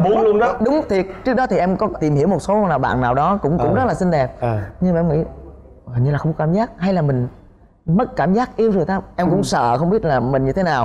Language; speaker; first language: Vietnamese; native; Vietnamese